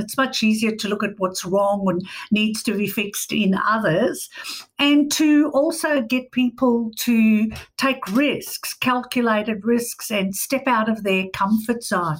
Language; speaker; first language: English; native; English